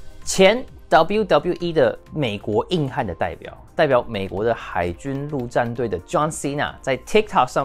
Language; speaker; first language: Chinese; native; Chinese